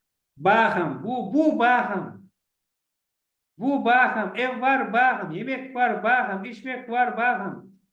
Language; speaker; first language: Turkish; non-native, learner; Chechen